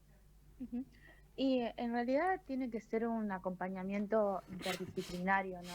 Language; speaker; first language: Spanish; native; Spanish